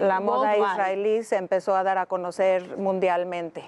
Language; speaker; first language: Spanish; native; Spanish